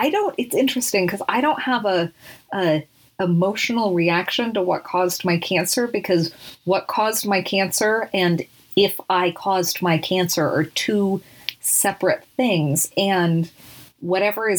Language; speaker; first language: English; native; English